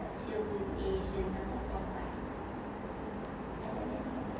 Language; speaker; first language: French; non-native, learner; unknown